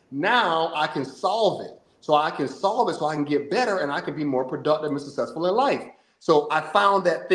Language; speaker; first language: English; native; English